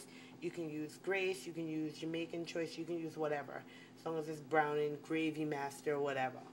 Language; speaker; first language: English; native; English